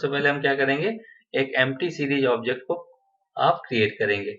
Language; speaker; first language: Hindi; native; Hindi